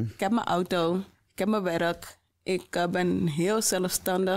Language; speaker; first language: Dutch; native; Dutch